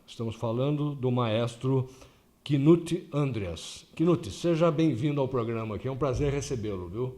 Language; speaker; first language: Portuguese; native; Portuguese